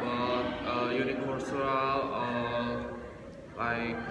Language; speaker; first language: English; non-native, learner; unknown